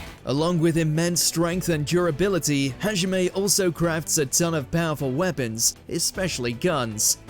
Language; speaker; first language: English; native; English